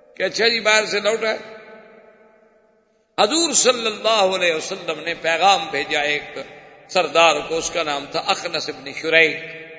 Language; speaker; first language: Urdu; native; Urdu